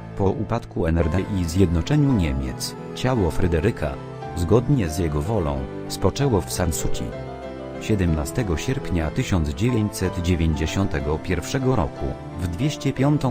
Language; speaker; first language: Polish; native; Polish